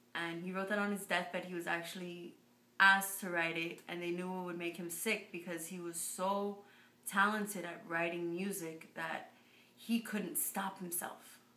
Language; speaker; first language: English; native; English